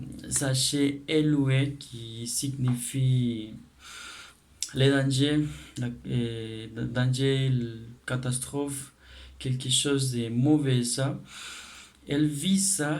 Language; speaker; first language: French; non-native, learner; Spanish